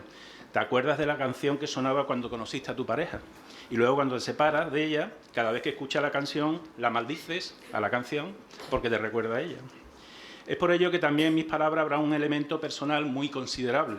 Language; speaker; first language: Spanish; native; Spanish